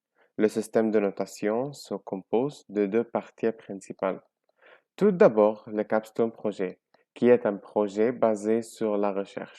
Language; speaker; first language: French; non-native, learner; Arabic